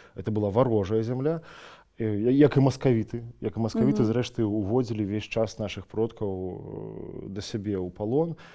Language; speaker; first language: Belarusian; non-native, local second language; Russian